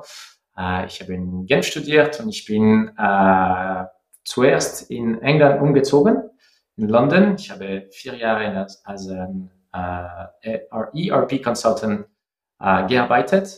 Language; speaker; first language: German; non-native, learner; French